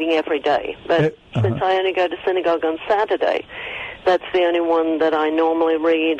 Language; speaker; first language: English; native; English